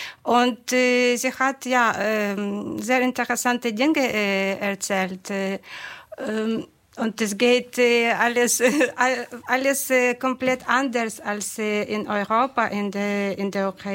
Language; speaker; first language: German; non-native, learner; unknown